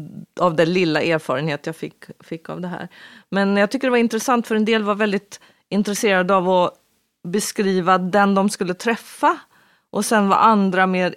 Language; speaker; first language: Swedish; native; Swedish